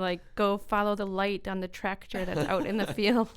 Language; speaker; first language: English; native; English